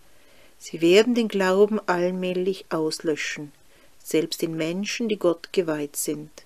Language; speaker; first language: German; native; German